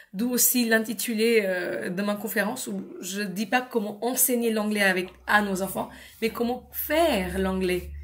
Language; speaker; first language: French; non-native, fluent; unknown